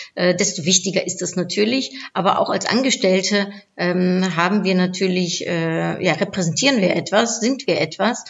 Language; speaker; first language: German; non-native, fluent; Dutch